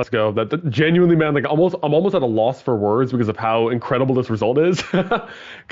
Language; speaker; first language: English; native; English